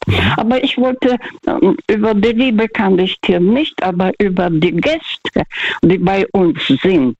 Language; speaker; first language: German; early bilingual, heritage; Russian